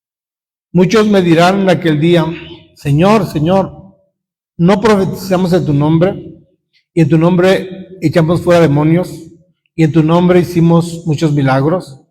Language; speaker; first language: Spanish; native; Spanish